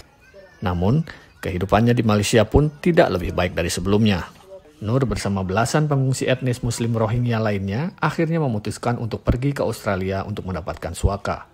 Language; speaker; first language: Indonesian; native; Indonesian